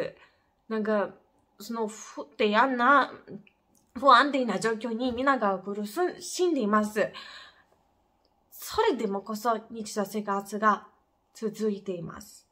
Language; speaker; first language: Japanese; non-native, fluent; Ukrainian